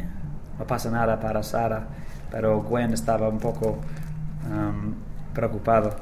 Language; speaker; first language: Spanish; non-native, learner; English